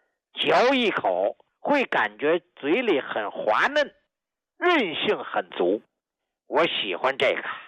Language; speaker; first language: Chinese; native; Chinese